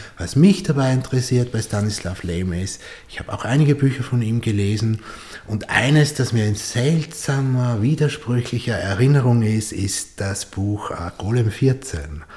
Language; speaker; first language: German; native; German